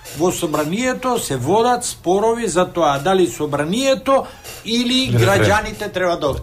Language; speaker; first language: Macedonian; native; Macedonian